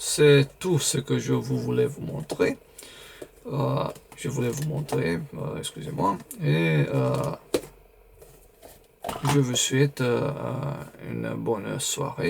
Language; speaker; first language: French; non-native, fluent; Romanian